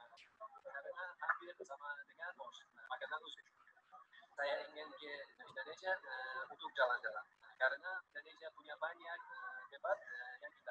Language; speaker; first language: Indonesian; non-native, learner; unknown